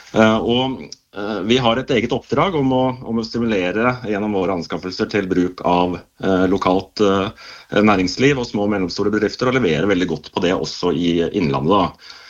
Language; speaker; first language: Norwegian; native; Norwegian